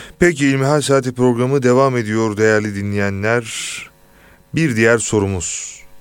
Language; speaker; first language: Turkish; native; Turkish